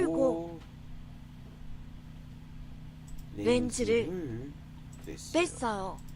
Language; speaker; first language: Korean; non-native, learner; English